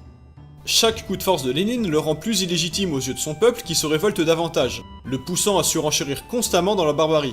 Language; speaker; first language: French; native; French